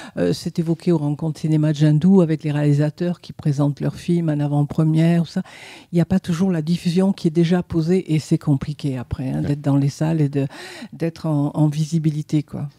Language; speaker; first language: French; native; French